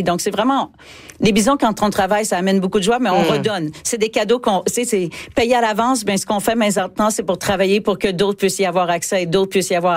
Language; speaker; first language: French; native; French